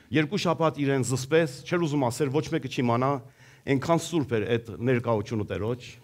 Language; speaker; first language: Armenian; early bilingual, heritage; Armenian